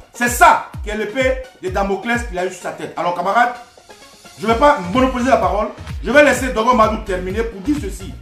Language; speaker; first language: French; native; French